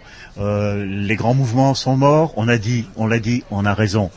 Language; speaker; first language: French; non-native, local second language; Dutch